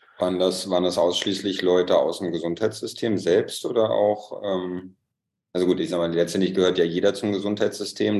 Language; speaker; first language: German; native; German